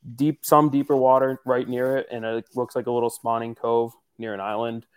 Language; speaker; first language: English; native; English